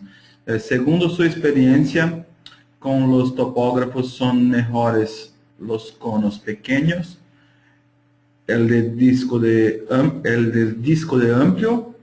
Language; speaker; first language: Spanish; non-native, fluent; Portuguese